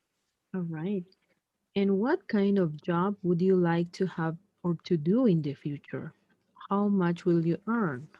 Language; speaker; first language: English; non-native, fluent; Spanish